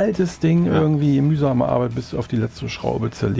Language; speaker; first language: German; native; German